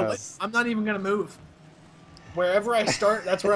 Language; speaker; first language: English; native; English